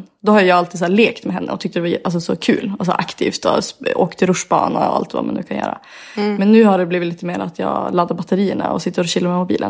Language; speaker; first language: Swedish; native; Swedish